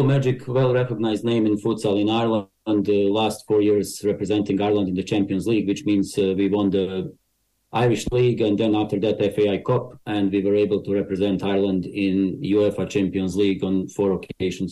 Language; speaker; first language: English; non-native, fluent; Bosnian